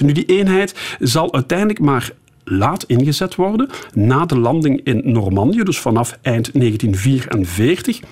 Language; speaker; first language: Dutch; native; Dutch